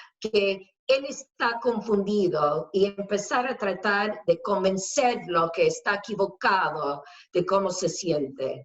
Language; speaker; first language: Spanish; non-native, fluent; English